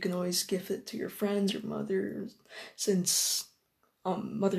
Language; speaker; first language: English; non-native, local second language; Filipino